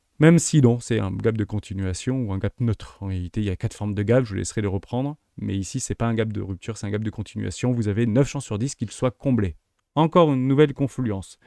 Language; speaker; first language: French; native; French